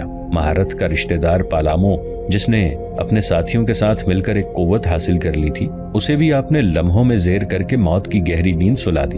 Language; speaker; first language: Urdu; native; Urdu